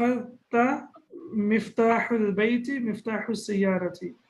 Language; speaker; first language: Arabic; non-native, fluent; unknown